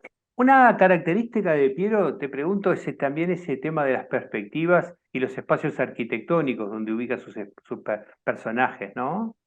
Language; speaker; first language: Spanish; native; Spanish